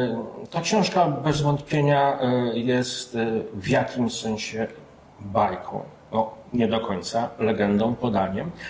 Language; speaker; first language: Polish; native; Polish